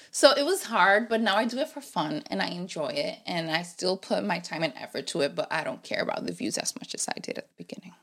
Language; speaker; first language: English; non-native, fluent; Spanish